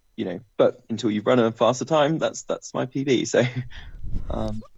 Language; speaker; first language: English; native; English